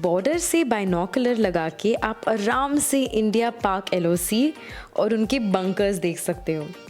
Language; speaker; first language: Hindi; native; Hindi